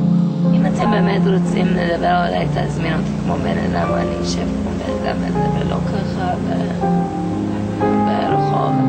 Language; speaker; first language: Hebrew; non-native, fluent; English